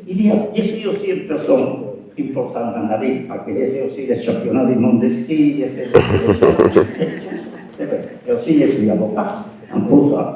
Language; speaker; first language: French; non-native, fluent; Spanish